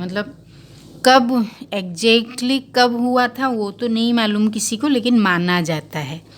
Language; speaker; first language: Hindi; non-native, local second language; Assamese